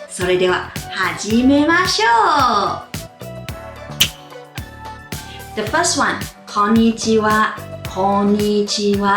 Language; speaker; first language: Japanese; non-native, fluent; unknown